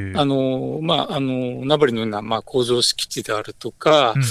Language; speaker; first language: Japanese; native; Japanese